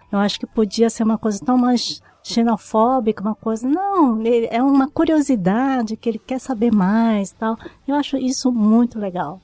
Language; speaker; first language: Portuguese; early bilingual, other home language; Japanese